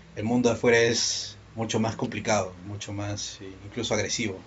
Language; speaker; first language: Spanish; native; Spanish